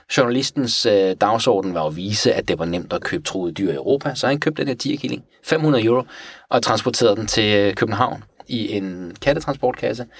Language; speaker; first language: Danish; early bilingual, other home language; Persian